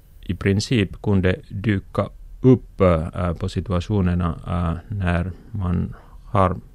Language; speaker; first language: Swedish; non-native, local second language; Finnish